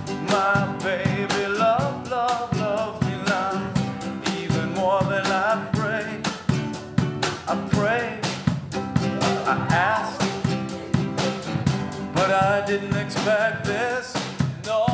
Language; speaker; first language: English; native; English